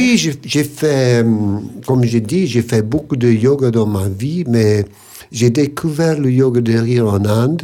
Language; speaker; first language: French; non-native, fluent; English